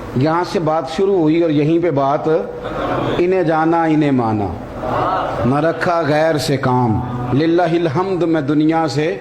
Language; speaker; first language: Urdu; non-native, local second language; Punjabi